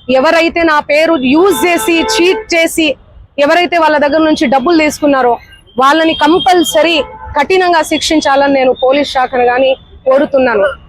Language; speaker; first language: Telugu; non-native, local second language; Lambadi